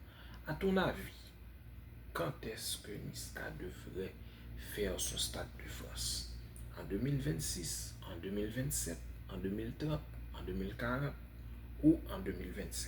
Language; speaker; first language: French; non-native, fluent; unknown